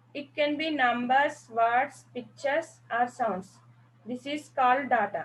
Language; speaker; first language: English; non-native, local second language; Telugu